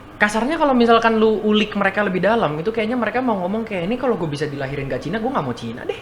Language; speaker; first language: Indonesian; native; Indonesian